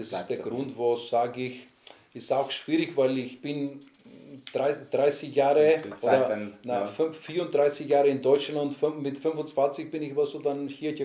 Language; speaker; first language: German; non-native, learner; Greek